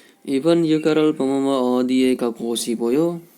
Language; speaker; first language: Korean; non-native, fluent; Indonesian